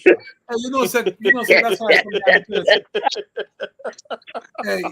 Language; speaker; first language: English; native; English